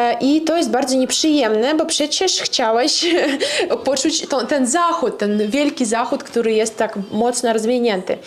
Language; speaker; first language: Polish; non-native, fluent; Russian